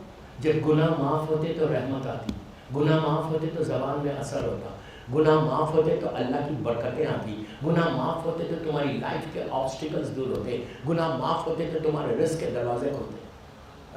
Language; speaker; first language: Urdu; native; Urdu